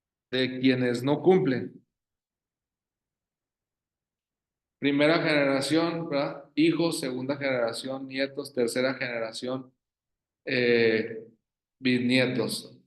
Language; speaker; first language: Spanish; native; Spanish